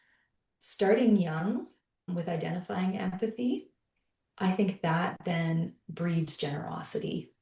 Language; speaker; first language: English; native; English